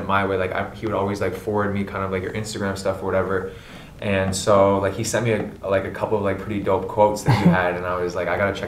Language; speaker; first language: English; native; English